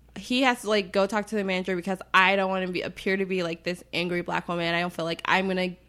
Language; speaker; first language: English; native; English